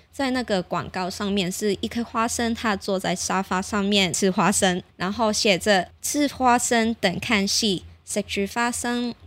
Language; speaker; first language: Chinese; non-native, local second language; Cantonese